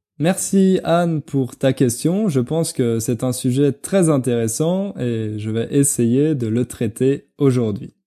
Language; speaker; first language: French; native; French